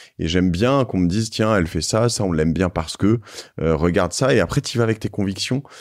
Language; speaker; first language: French; native; French